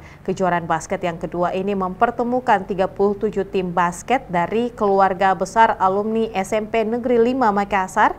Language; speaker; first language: Indonesian; native; Indonesian